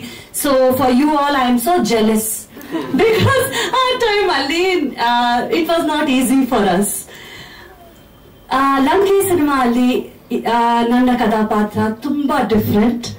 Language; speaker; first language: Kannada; non-native, fluent; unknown